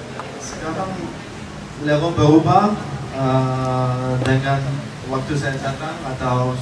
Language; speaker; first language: Indonesian; non-native, fluent; Dutch